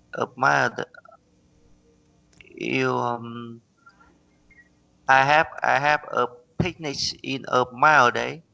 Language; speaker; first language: English; non-native, learner; Vietnamese